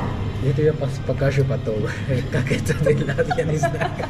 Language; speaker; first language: Russian; non-native, learner; Hindi